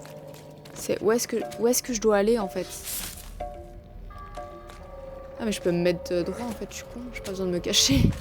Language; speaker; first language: French; native; French